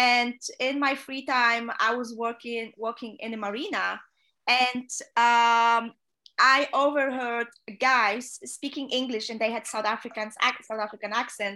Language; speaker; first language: English; non-native, fluent; Polish